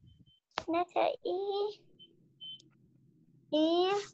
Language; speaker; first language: English; non-native, learner; Vietnamese